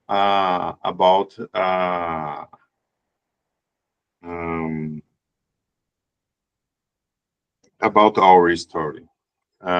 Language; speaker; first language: English; non-native, learner; Portuguese